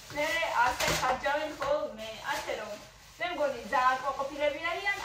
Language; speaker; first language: Georgian; early bilingual, heritage; Georgian